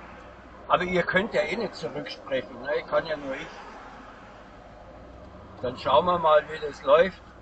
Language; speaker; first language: German; native; German